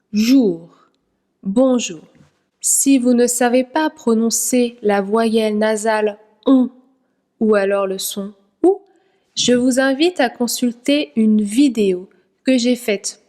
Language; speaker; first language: French; native; French